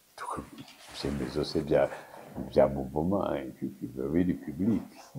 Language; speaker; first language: Kinyarwanda; early bilingual, heritage; Kinyarwanda